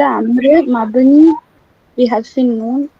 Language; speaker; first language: Arabic; non-native, learner; Tamil